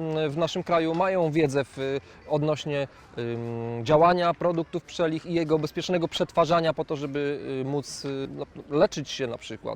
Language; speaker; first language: Polish; native; Polish